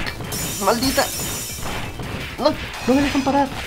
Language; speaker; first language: Spanish; native; Spanish